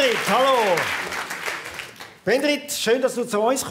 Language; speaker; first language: German; native; German